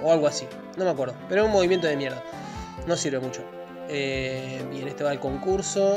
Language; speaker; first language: Spanish; native; Spanish